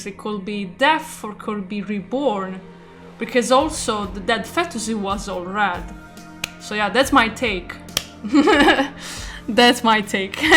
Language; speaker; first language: English; non-native, fluent; Italian